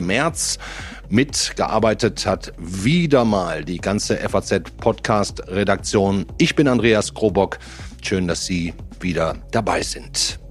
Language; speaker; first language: German; non-native, fluent; Russian